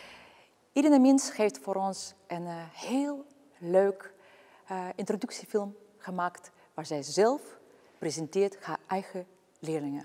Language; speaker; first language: Dutch; non-native, fluent; Russian